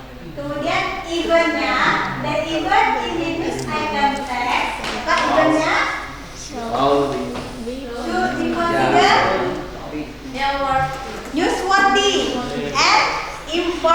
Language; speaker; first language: English; non-native, learner; Indonesian